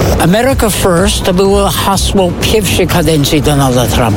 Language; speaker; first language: Polish; non-native, fluent; English